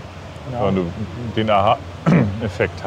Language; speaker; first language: German; native; German